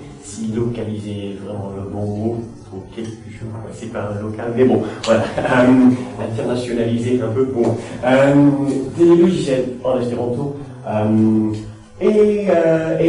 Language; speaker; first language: French; non-native, fluent; English